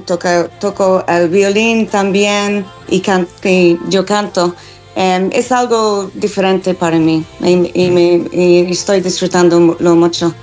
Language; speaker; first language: Spanish; non-native, fluent; English